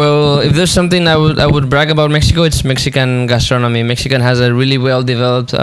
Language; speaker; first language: English; non-native, fluent; Spanish